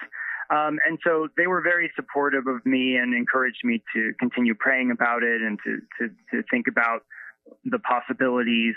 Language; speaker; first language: English; native; English